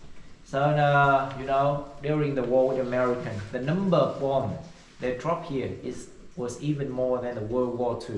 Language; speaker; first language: English; non-native, fluent; Vietnamese